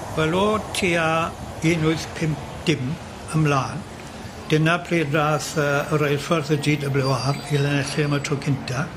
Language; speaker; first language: Welsh; native; Welsh